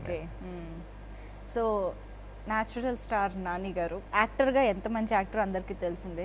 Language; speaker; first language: Telugu; native; Telugu